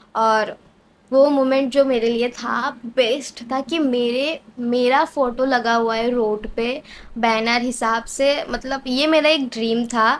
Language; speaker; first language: Hindi; non-native, local second language; Bangla